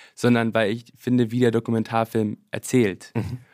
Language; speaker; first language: German; early bilingual, other home language; English